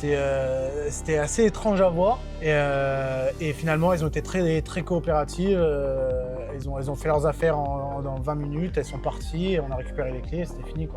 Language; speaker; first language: French; native; French